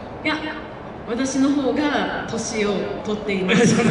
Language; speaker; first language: Japanese; native; Japanese